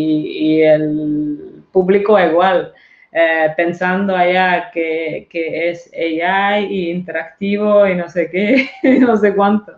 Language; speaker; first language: Spanish; non-native, fluent; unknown